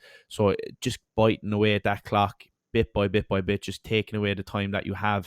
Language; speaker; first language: English; native; English